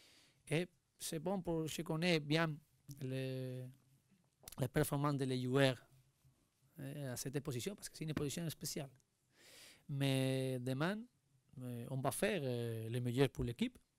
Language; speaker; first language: French; non-native, learner; Spanish